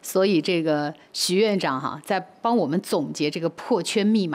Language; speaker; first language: Chinese; native; Chinese